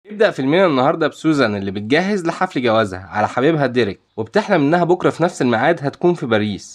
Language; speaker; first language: Arabic; native; Arabic